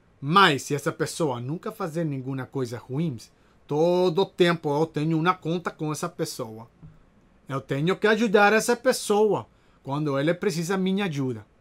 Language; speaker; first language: Portuguese; non-native, learner; Spanish